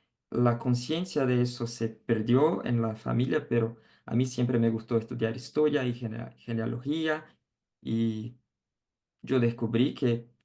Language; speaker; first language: Spanish; non-native, fluent; Portuguese